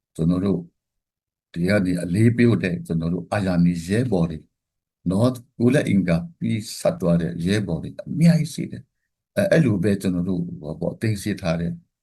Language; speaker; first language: Burmese; non-native, local second language; Hakha Chin